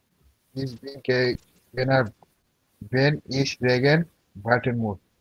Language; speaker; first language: German; non-native, learner; Bangla